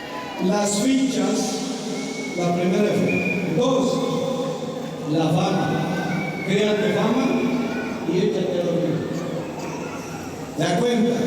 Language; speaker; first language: Spanish; native; Spanish